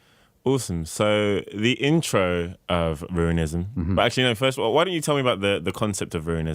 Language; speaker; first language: English; native; English